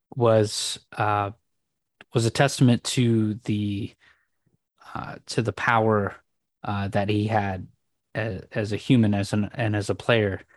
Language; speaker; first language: English; native; English